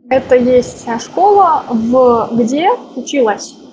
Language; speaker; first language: Russian; native; Russian